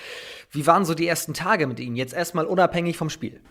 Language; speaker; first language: German; native; German